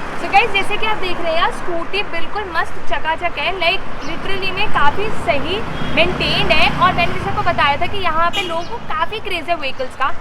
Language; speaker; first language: Hindi; native; Hindi